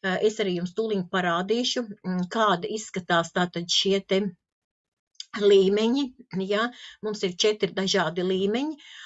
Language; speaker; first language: Latvian; non-native, local second language; Russian